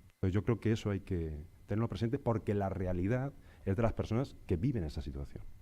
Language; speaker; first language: Spanish; non-native, local second language; Catalan